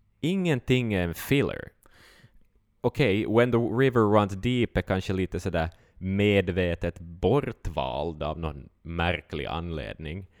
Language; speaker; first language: Swedish; native; Swedish